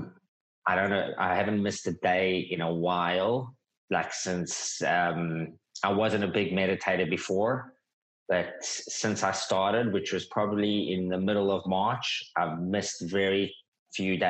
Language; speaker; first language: English; native; English